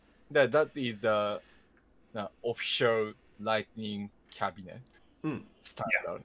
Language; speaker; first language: English; non-native, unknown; Japanese